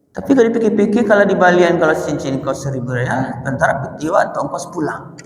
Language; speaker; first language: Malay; non-native, local second language; Minangkabau